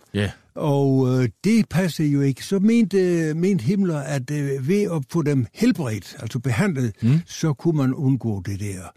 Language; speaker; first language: Danish; native; Danish